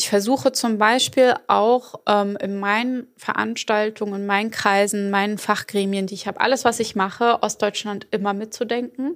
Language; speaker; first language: German; early bilingual, other home language; Arabic